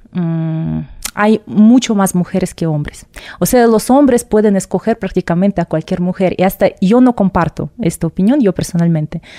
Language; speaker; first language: Spanish; non-native, fluent; Russian